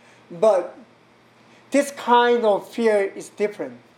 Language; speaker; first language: English; non-native, learner; Korean